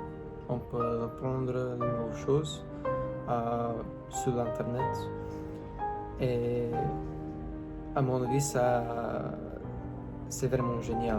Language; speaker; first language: French; non-native, learner; English